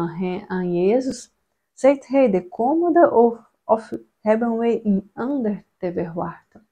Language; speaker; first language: German; non-native, learner; Portuguese